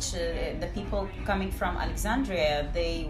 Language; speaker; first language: English; non-native, fluent; Arabic